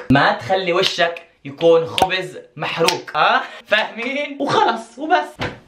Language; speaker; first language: Arabic; non-native, fluent; English